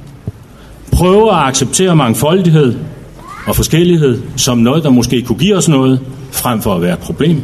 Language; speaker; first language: Danish; native; Danish